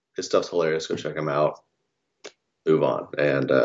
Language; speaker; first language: English; native; English